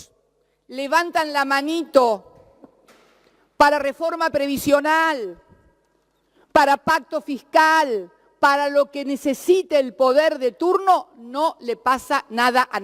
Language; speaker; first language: Spanish; native; Spanish